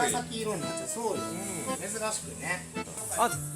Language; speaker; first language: Japanese; native; Japanese